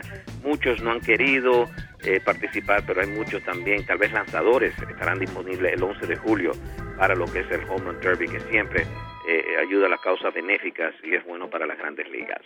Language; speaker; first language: Spanish; native; Spanish